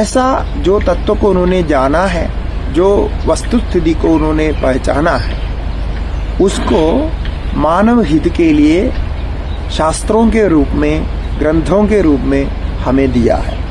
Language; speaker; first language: Hindi; non-native, local second language; Malayalam